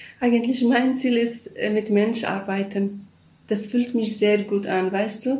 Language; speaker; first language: German; non-native, learner; Kurdish